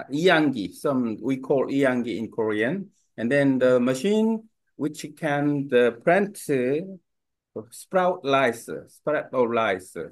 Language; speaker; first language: English; non-native, learner; Korean